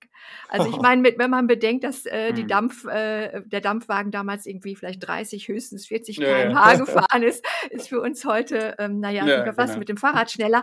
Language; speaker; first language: German; native; German